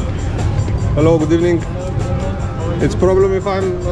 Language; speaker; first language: English; non-native, learner; Greek